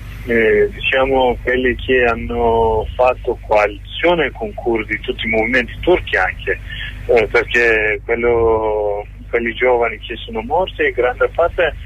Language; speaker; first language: Italian; non-native, learner; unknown